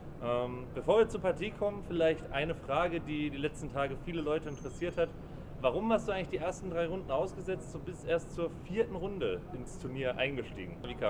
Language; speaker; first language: German; native; German